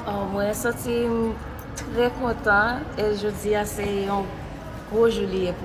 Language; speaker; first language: French; non-native, learner; Haitian Creole